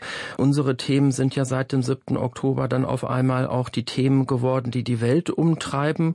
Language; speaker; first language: German; native; German